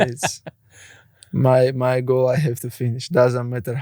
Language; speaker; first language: English; non-native, learner; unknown